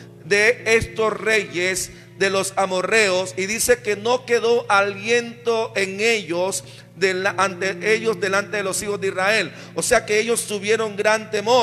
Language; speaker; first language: Spanish; native; Spanish